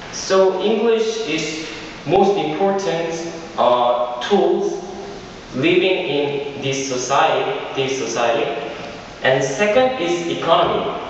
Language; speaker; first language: English; non-native, fluent; Korean